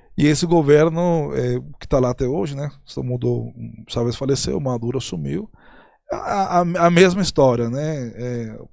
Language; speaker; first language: Portuguese; non-native, fluent; Spanish